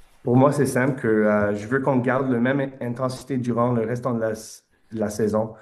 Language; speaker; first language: French; non-native, fluent; English